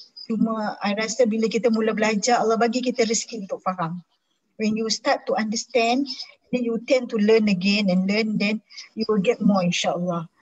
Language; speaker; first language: English; non-native, local second language; Malay